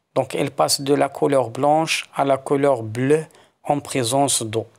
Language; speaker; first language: French; non-native, local second language; Arabic